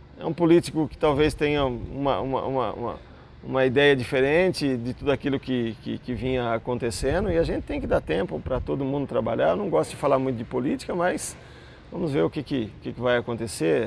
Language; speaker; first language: Portuguese; native; Portuguese